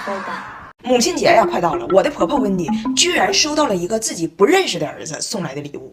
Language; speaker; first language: Chinese; native; Chinese